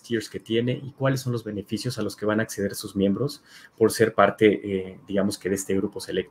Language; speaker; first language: Spanish; native; Spanish